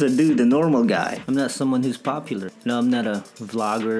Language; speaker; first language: English; non-native, local second language; Filipino